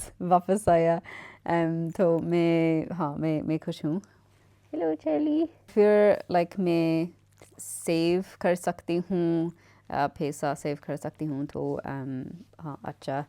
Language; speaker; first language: Hindi; non-native, learner; English